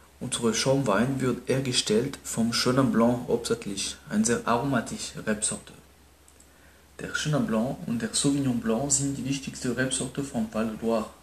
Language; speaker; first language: German; non-native, learner; Spanish